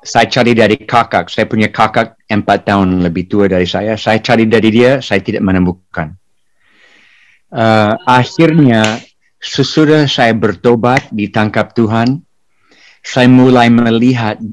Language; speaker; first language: Indonesian; non-native, fluent; English